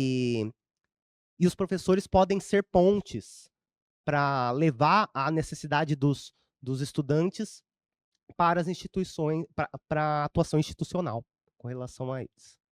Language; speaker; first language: Portuguese; native; Portuguese